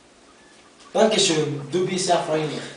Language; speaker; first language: German; non-native, learner; Spanish